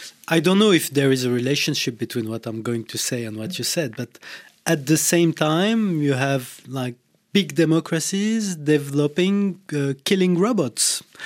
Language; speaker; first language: English; non-native, fluent; French